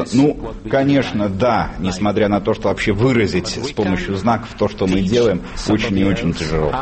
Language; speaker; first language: Russian; native; Russian